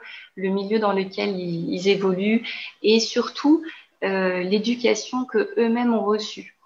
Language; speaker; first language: French; native; French